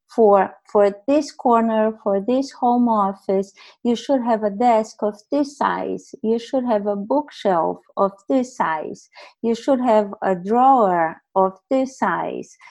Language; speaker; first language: English; non-native, fluent; Portuguese